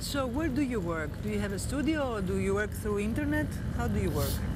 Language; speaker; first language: English; non-native, fluent; Greek